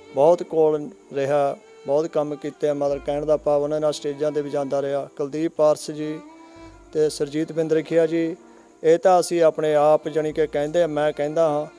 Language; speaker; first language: Punjabi; native; Punjabi